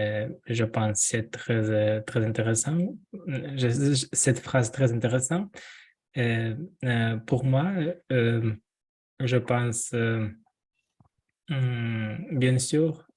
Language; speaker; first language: French; non-native, learner; Russian